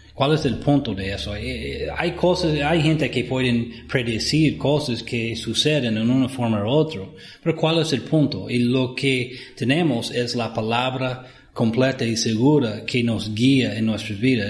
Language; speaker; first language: Spanish; non-native, fluent; English